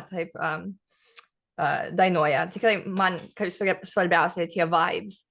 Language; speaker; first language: Lithuanian; early bilingual, heritage; English